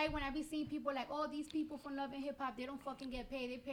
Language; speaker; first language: English; early bilingual, other home language; Spanish